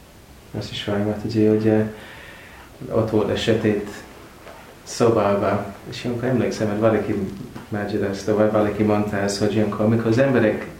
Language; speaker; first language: Hungarian; non-native, fluent; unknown